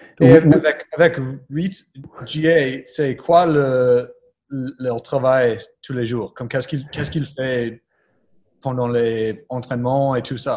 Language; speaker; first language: French; non-native, learner; English